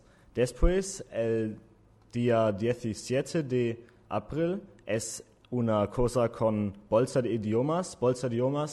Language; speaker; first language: Spanish; non-native, learner; German